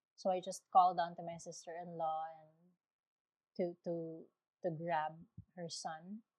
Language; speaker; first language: English; non-native, local second language; Waray